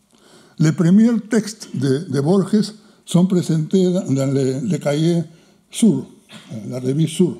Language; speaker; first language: French; non-native, fluent; Spanish